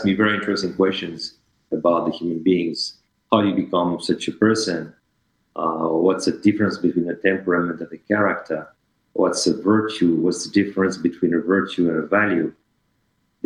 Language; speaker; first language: English; non-native, fluent; French